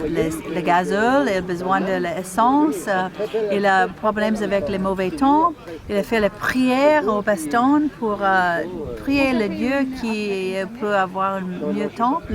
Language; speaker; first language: French; non-native, learner; English